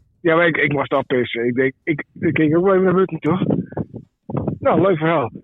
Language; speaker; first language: Dutch; native; Dutch